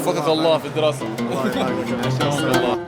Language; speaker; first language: Arabic; native; Arabic